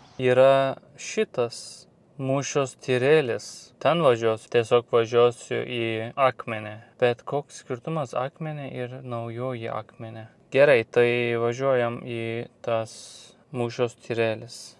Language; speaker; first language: Lithuanian; non-native, learner; Turkish